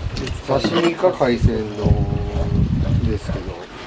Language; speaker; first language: Japanese; native; Japanese